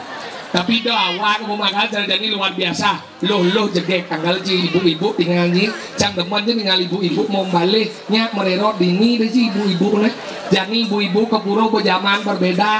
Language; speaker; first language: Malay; non-native, local second language; Balinese